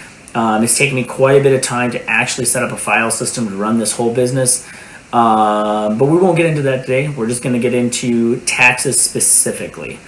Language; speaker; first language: English; native; English